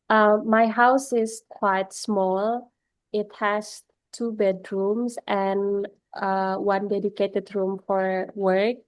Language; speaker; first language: English; non-native, learner; Indonesian